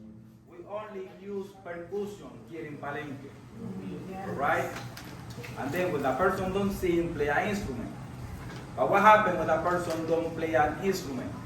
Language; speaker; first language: English; non-native, fluent; Spanish